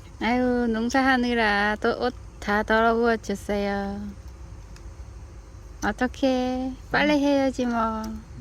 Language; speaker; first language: Korean; non-native, learner; Vietnamese